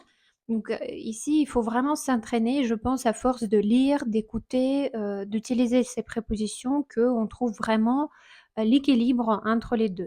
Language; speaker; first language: French; non-native, fluent; Russian